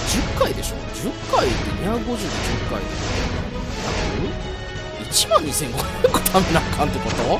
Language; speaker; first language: Japanese; native; Japanese